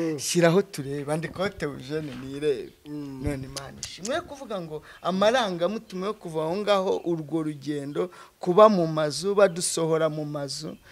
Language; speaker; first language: Kinyarwanda; native; Kinyarwanda